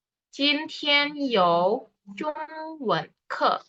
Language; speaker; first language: Chinese; non-native, fluent; Indonesian